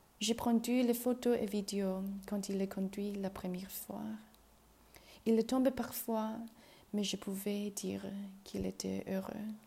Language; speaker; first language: French; non-native, learner; Chinese